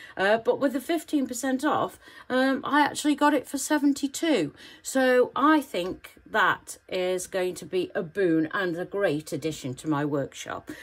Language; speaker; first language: English; native; English